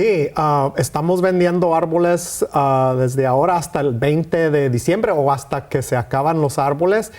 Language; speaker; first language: Spanish; early bilingual, heritage; Spanish